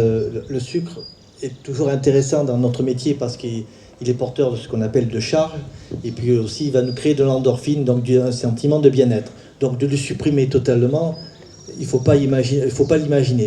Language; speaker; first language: French; native; French